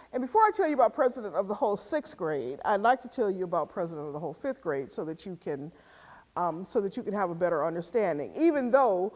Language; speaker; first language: English; native; English